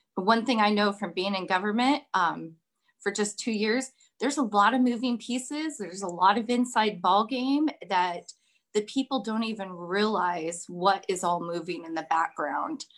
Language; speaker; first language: English; native; English